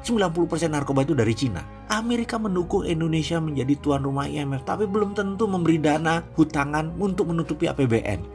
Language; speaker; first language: Indonesian; native; Indonesian